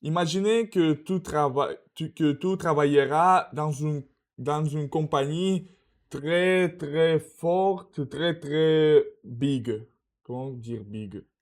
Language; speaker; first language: French; non-native, learner; Russian